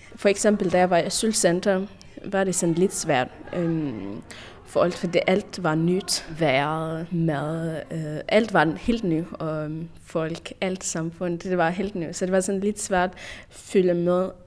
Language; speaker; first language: Danish; non-native, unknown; Tigrinya